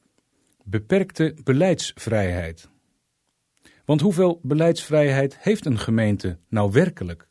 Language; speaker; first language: Dutch; native; Dutch